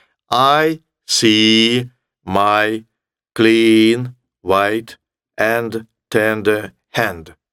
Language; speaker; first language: English; non-native, fluent; Russian